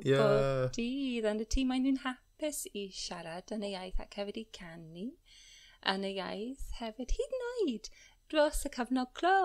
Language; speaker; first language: Welsh; non-native, learner; English